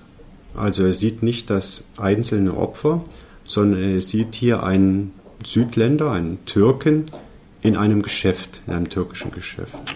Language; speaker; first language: German; native; German